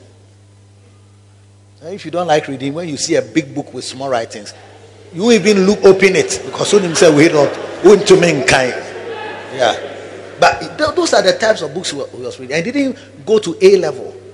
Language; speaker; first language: English; non-native, local second language; Akan